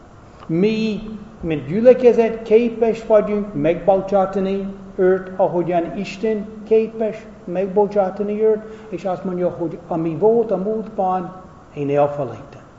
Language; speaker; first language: Hungarian; non-native, fluent; English